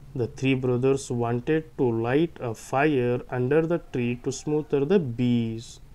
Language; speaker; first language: English; non-native, local second language; Urdu